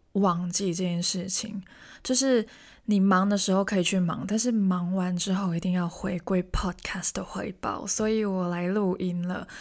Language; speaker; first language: Chinese; non-native, local second language; Cantonese